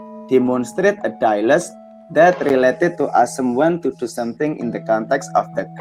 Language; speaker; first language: English; non-native, learner; Indonesian